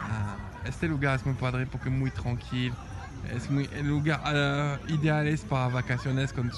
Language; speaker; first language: Spanish; non-native, learner; French